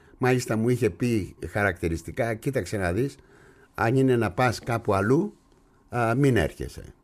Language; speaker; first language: Greek; native; Greek